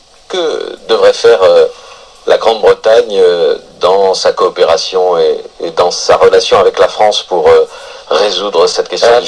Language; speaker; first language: French; native; French